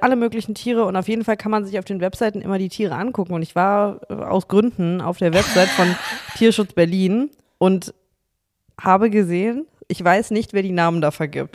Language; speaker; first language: German; native; German